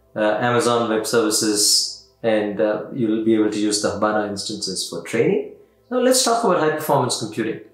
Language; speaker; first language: English; non-native, local second language; Tamil